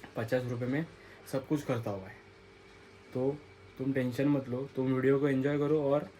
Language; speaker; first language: Hindi; non-native, local second language; Marathi